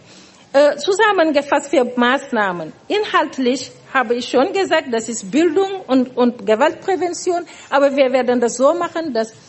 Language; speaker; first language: German; non-native, fluent; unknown